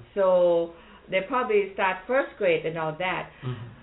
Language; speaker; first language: English; non-native, fluent; Thai